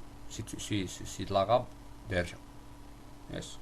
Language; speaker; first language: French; non-native, local second language; Arabic